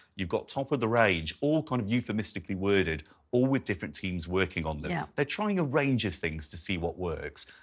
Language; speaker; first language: English; native; English